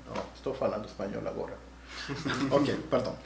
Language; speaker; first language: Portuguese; non-native, learner; Spanish